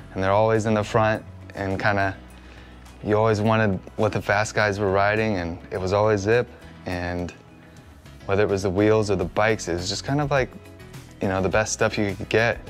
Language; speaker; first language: English; native; English